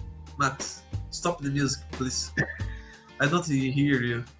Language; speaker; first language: English; non-native, learner; Portuguese